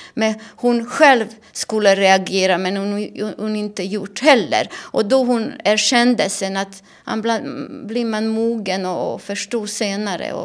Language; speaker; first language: Swedish; non-native, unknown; Bosnian